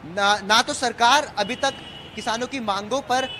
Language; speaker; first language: Hindi; native; Hindi